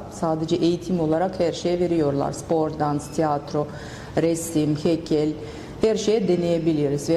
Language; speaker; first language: Turkish; non-native, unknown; Russian